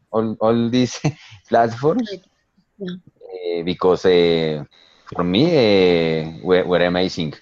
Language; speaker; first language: English; non-native, learner; Spanish